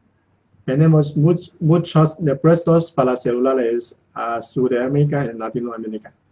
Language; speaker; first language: Spanish; non-native, learner; Chinese